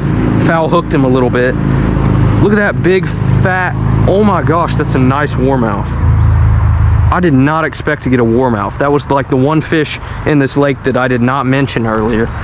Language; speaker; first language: English; native; English